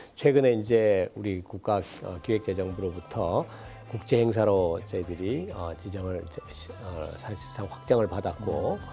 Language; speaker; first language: Korean; native; Korean